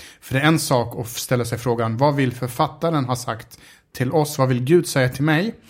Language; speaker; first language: Swedish; early bilingual, other home language; Arabic